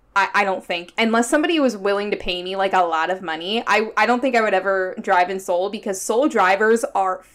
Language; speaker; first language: English; native; English